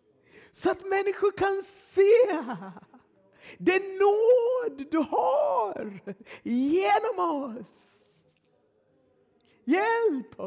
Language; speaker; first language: Swedish; non-native, fluent; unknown